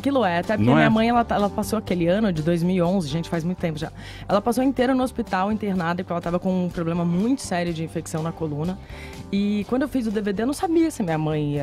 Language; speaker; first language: Portuguese; native; Portuguese